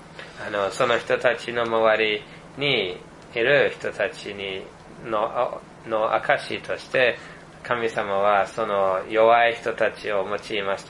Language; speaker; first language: Japanese; non-native, fluent; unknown